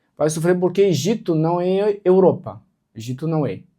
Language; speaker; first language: Portuguese; non-native, local second language; Arabic